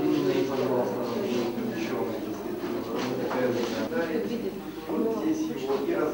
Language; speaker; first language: Russian; native; Russian